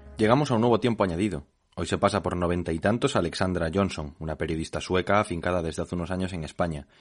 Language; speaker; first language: Spanish; native; Spanish